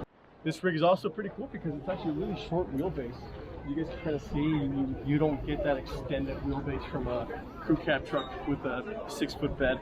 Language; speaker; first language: English; native; English